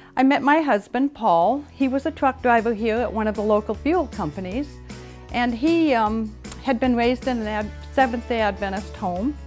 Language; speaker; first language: English; native; English